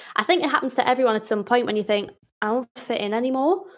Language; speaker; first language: English; native; English